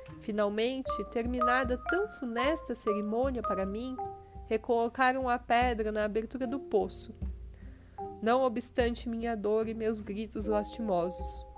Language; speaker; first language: Portuguese; native; Portuguese